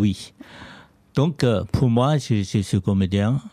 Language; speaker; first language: French; non-native, learner; Chinese